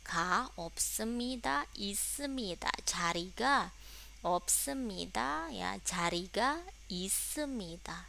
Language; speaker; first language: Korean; non-native, fluent; Indonesian